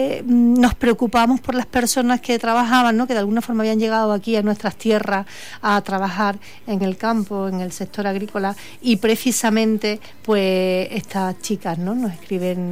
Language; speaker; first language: Spanish; native; Spanish